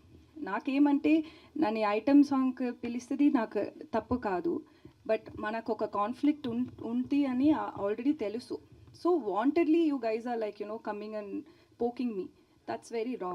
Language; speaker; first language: Telugu; non-native, learner; Tamil